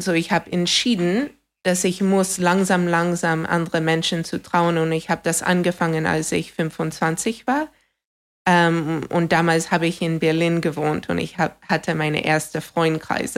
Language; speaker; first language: German; non-native, fluent; English